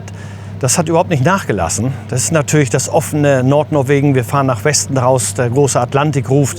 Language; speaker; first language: German; native; German